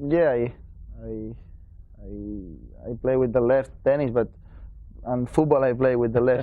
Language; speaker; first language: English; non-native, learner; Spanish